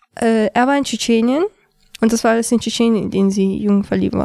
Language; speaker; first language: German; early bilingual, other home language; Chechen